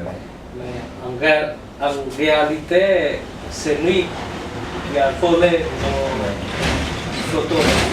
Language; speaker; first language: French; non-native, learner; Vietnamese